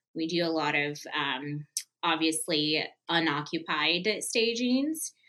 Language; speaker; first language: English; early bilingual, other home language; Portuguese